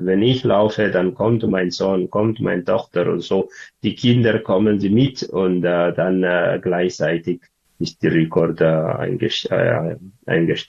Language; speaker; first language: German; non-native, learner; Tigrinya